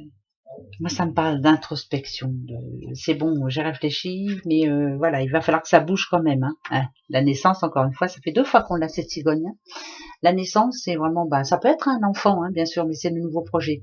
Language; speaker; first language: French; native; French